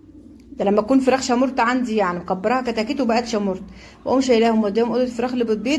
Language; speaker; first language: Arabic; native; Arabic